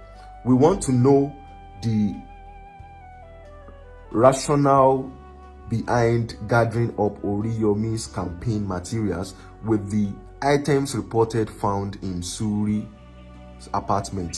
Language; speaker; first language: English; non-native, local second language; Yoruba